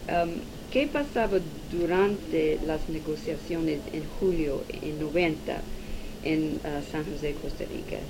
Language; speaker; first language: Spanish; non-native, learner; English